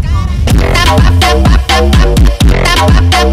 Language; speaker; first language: English; non-native, learner; Italian